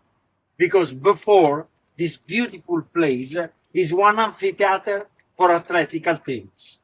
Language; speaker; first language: English; non-native, learner; Italian